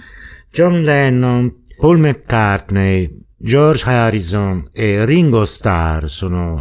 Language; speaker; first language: Italian; native; Italian